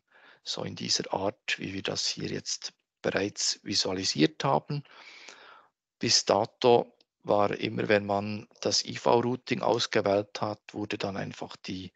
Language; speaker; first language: German; native; German